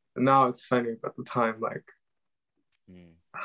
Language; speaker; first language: English; non-native, local second language; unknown